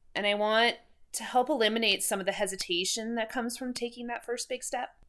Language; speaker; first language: English; native; English